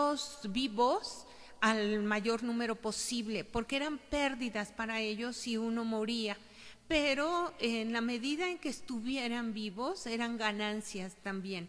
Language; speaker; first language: Spanish; native; Spanish